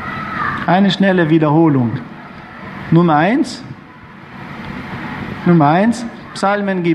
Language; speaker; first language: German; non-native, fluent; Arabic